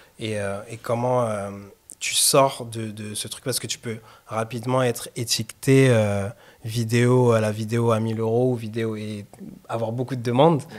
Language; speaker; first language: French; native; French